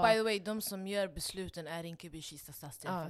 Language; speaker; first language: Swedish; non-native, local second language; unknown